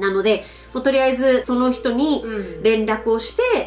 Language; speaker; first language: Japanese; non-native, fluent; English